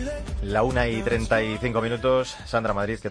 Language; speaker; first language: Spanish; native; Spanish